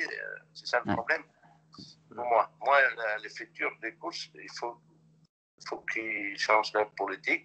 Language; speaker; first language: French; non-native, local second language; Dutch